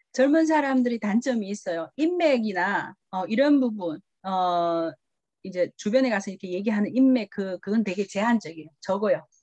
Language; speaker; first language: Korean; early bilingual, heritage; Korean